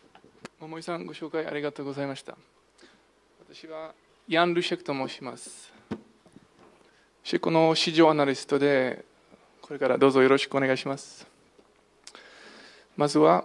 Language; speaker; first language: Japanese; non-native, fluent; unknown